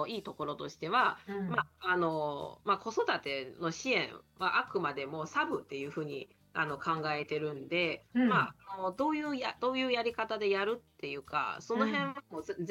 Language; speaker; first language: Japanese; non-native, fluent; Chinese